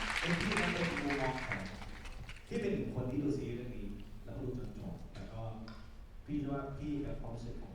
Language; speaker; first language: Thai; native; Thai